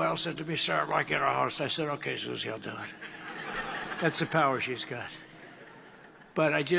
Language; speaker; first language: English; native; English